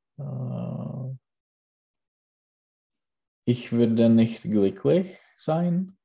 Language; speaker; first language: German; non-native, learner; Czech